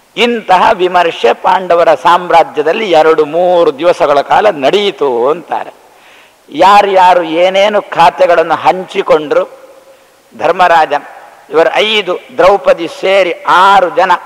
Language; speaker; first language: Kannada; non-native, local second language; Tulu